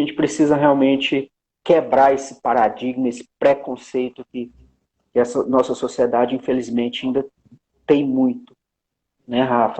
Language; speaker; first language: Portuguese; native; Portuguese